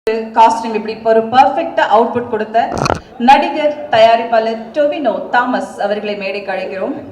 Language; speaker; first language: Tamil; native; Tamil